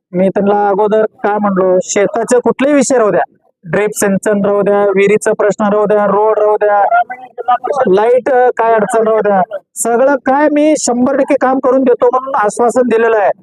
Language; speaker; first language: Marathi; non-native, local second language; Lambadi